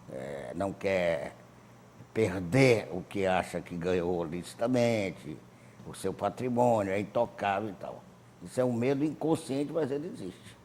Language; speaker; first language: Portuguese; native; Portuguese